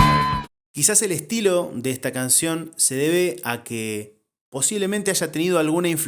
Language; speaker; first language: Spanish; native; Spanish